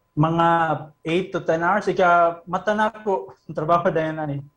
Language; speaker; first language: Cebuano; native; Cebuano